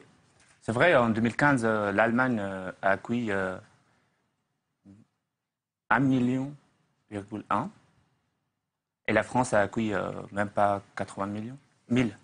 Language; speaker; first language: French; non-native, learner; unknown